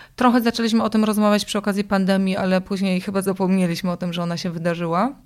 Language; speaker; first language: Polish; native; Polish